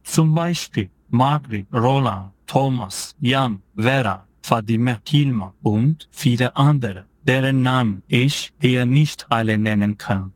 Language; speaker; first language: German; non-native, fluent; Turkish